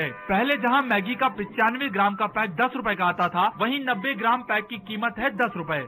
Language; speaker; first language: Hindi; native; Hindi